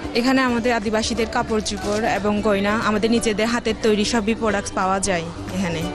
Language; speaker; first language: Bangla; non-native, local second language; Chakma